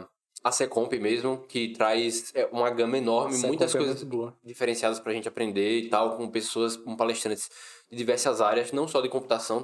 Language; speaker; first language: Portuguese; native; Portuguese